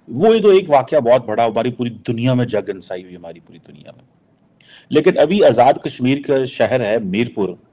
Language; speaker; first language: Urdu; non-native, local second language; Punjabi